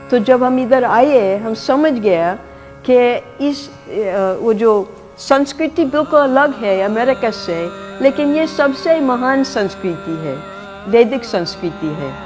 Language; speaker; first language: Hindi; non-native, fluent; English